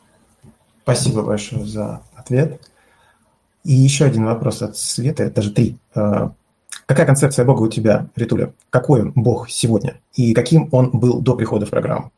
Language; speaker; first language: Russian; native; Russian